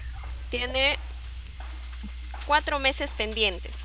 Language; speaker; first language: Spanish; native; Spanish